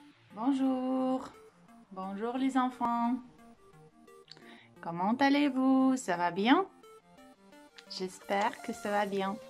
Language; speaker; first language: French; non-native, fluent; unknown